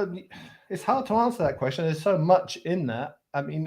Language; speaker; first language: English; native; English